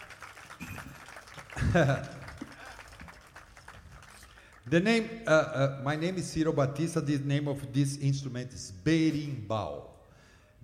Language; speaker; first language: English; non-native, learner; Portuguese